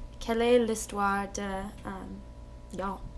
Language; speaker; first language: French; non-native, learner; English